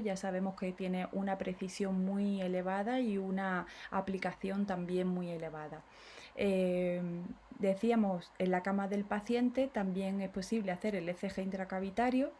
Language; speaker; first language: Spanish; native; Spanish